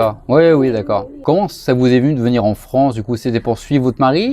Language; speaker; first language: French; native; French